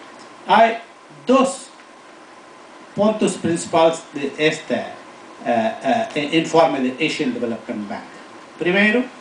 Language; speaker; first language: Spanish; non-native, fluent; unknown